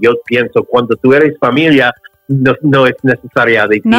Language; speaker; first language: Spanish; non-native, learner; English